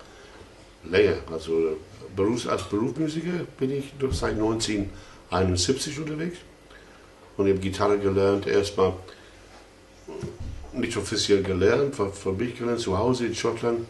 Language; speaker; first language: German; non-native, fluent; English